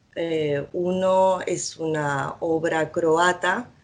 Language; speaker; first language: Spanish; native; Spanish